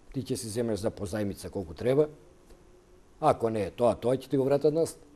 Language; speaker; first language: Macedonian; native; Macedonian